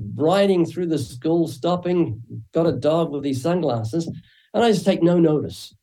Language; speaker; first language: English; native; English